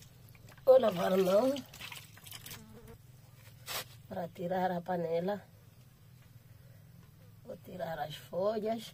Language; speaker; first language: Portuguese; non-native, local second language; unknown